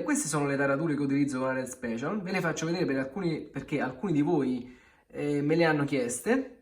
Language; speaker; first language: Italian; native; Italian